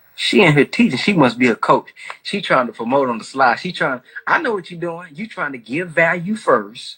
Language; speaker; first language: English; native; English